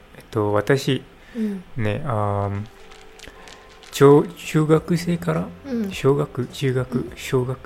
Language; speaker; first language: Japanese; non-native, learner; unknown